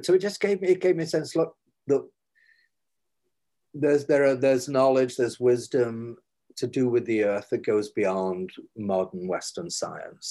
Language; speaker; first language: English; native; English